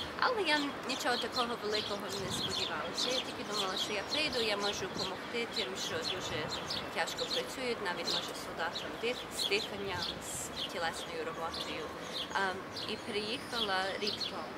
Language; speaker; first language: Ukrainian; early bilingual, heritage; Ukrainian